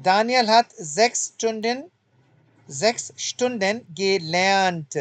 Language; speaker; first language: German; non-native, fluent; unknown